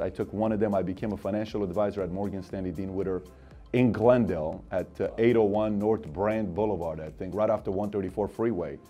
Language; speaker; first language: English; early bilingual, other home language; Armenian